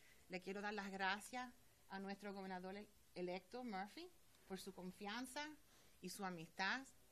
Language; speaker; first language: Spanish; early bilingual, heritage; Spanish